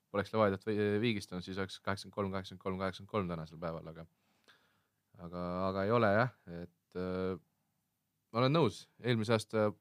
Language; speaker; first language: Estonian; native; Estonian